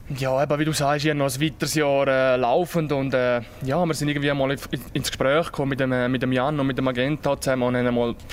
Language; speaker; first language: German; native; German